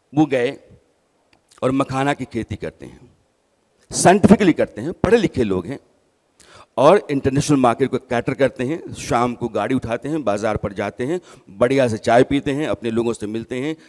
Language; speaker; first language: Hindi; native; Hindi